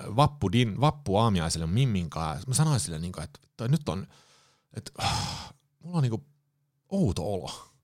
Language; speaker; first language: Finnish; early bilingual, heritage; Finnish